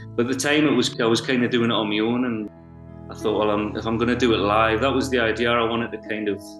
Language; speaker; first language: English; native; English